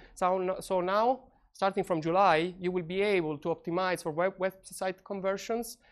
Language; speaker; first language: English; non-native, fluent; Italian